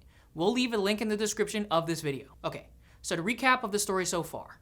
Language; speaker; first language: English; native; English